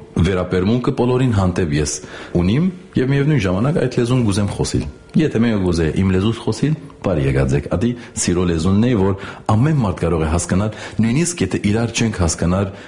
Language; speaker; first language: Armenian; native; Armenian